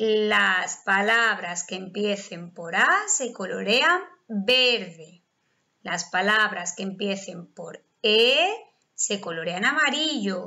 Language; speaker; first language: Spanish; native; Spanish